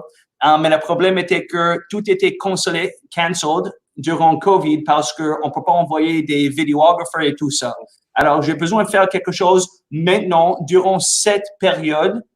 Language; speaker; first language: French; non-native, local second language; English